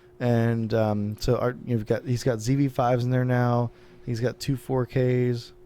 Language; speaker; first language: English; native; English